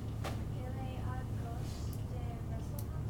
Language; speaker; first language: French; non-native, learner; English